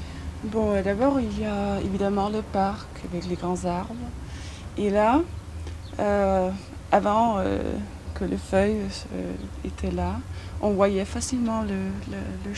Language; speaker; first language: French; non-native, fluent; Danish